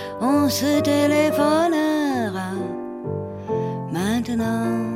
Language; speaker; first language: French; non-native, fluent; German